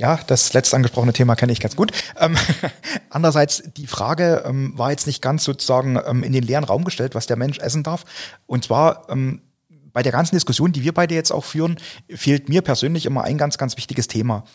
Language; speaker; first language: German; native; German